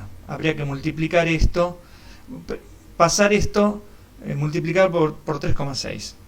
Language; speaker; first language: Spanish; native; Spanish